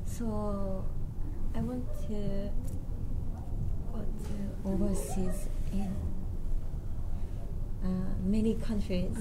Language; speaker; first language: English; non-native, learner; Japanese